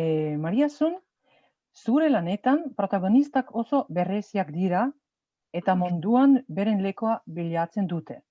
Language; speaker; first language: Basque; non-native, fluent; Slovenian